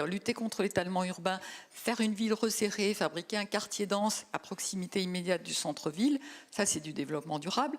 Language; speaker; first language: French; native; French